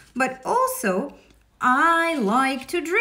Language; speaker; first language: English; non-native, fluent; Russian